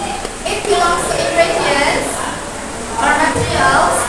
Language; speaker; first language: English; non-native, fluent; Indonesian